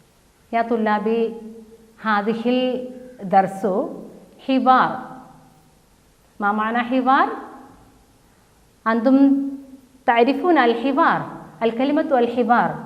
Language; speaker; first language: Arabic; non-native, fluent; Malayalam